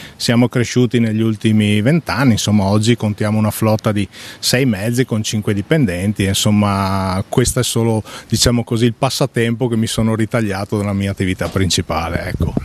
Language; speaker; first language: Italian; native; Italian